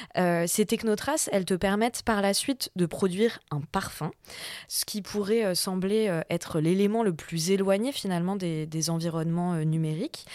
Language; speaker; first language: French; native; French